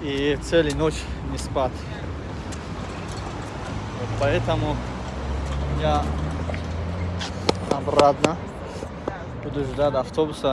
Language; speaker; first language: Russian; non-native, fluent; Tajik